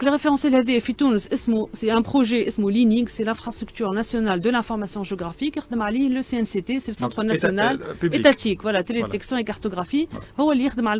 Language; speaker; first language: Arabic; native; Arabic